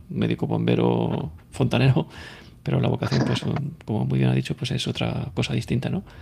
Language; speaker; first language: Spanish; native; Spanish